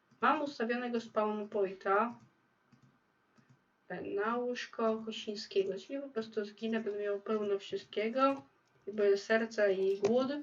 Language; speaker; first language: Polish; native; Polish